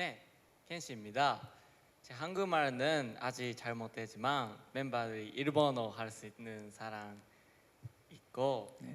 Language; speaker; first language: Korean; non-native, learner; Japanese